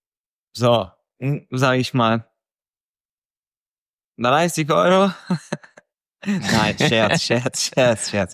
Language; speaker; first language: German; non-native, fluent; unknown